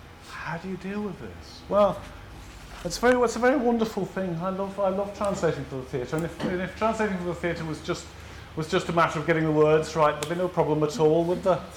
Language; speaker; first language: English; native; English